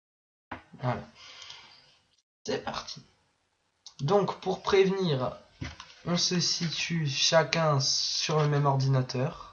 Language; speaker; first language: French; native; French